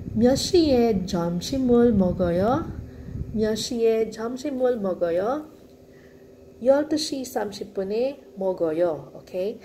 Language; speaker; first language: Korean; non-native, fluent; Filipino